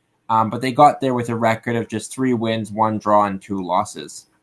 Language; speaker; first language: English; native; English